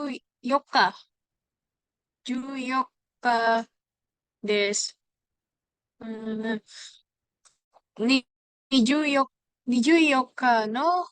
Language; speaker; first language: Japanese; non-native, learner; Indonesian